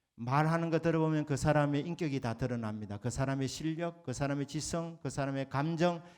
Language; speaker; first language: Korean; native; Korean